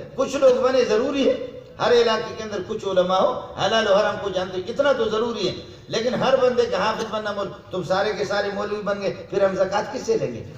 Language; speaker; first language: Urdu; non-native, local second language; Brahui